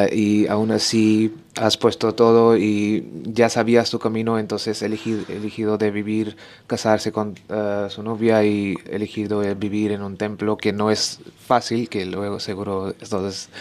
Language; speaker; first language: Spanish; non-native, learner; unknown